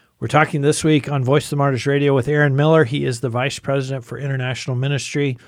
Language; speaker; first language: English; native; English